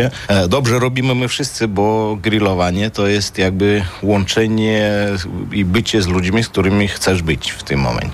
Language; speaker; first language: Polish; non-native, fluent; Armenian